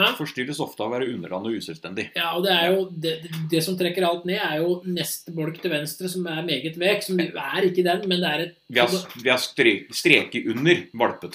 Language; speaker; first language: Norwegian; native; Norwegian